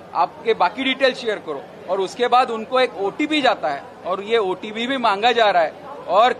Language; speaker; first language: Hindi; non-native, local second language; Marathi